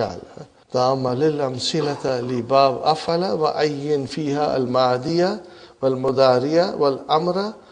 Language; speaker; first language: Arabic; non-native, fluent; English